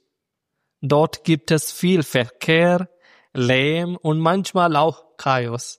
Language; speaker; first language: German; non-native, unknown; Malayalam